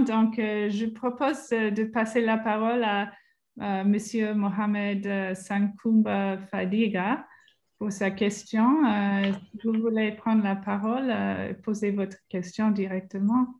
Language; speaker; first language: French; non-native, fluent; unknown